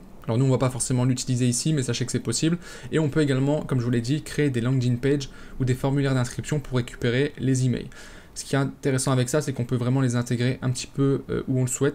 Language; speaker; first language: French; native; French